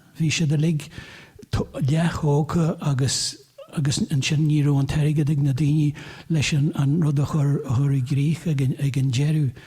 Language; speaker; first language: Irish; native; Irish